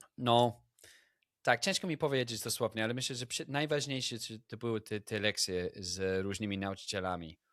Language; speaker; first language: Polish; non-native, fluent; English